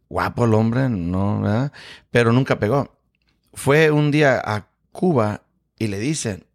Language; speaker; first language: Spanish; early bilingual, heritage; Spanish